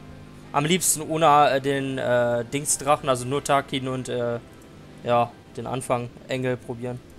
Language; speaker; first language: German; native; German